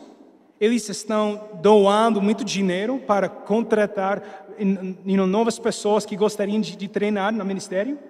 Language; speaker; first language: Portuguese; non-native, fluent; English